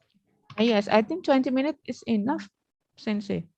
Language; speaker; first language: English; non-native, learner; Indonesian